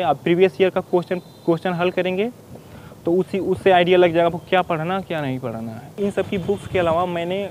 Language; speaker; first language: Hindi; native; Hindi